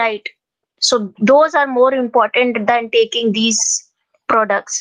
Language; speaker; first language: English; non-native, local second language; Hindi